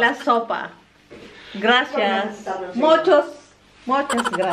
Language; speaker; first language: Spanish; non-native, learner; Filipino